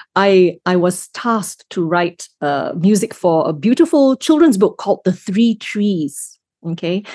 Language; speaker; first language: English; native; English